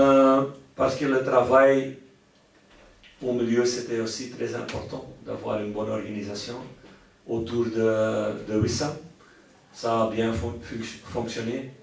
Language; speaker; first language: French; non-native, local second language; Dutch